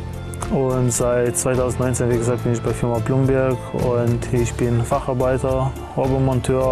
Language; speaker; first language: German; non-native, fluent; Albanian